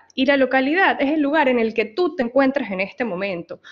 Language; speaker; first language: Spanish; native; Spanish